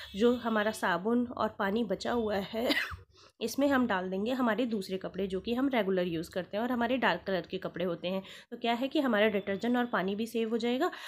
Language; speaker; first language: Hindi; native; Hindi